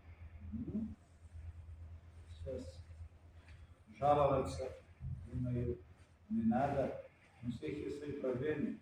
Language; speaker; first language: Russian; non-native, fluent; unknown